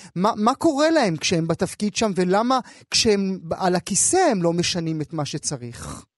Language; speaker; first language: Hebrew; native; Hebrew